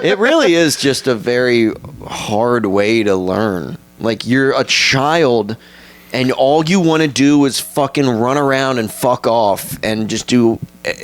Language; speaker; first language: English; native; English